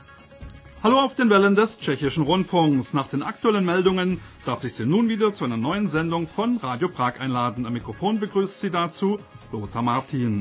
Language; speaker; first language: German; native; German